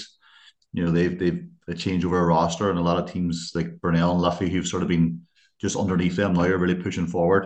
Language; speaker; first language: English; native; English